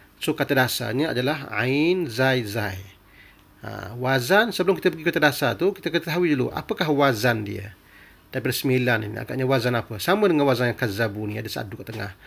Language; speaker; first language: Malay; native; Malay